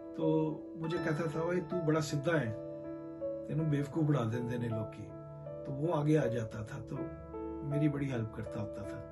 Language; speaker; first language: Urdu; native; Urdu